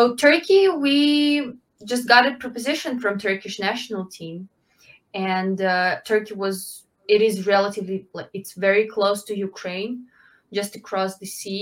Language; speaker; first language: English; non-native, fluent; Ukrainian